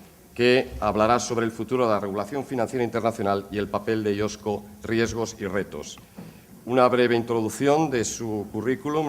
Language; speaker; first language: Spanish; native; Spanish